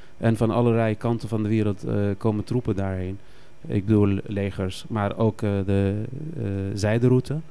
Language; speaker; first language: Dutch; non-native, fluent; Arabic